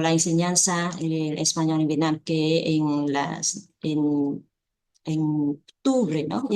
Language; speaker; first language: Spanish; non-native, fluent; Vietnamese